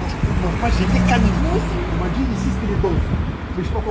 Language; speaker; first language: French; native; French